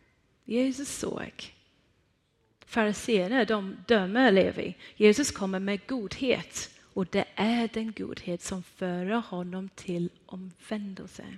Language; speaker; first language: Swedish; non-native, fluent; Persian